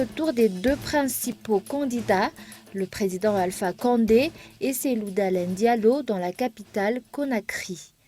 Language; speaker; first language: French; non-native, local second language; Malagasy